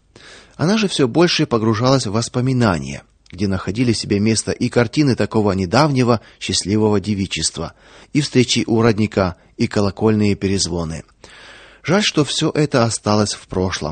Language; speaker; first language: Russian; native; Russian